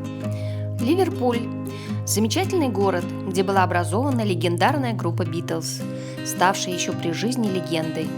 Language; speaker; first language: Russian; native; Russian